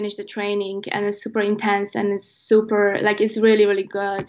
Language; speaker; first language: English; non-native, fluent; Polish